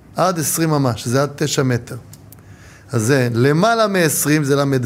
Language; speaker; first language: Hebrew; native; Hebrew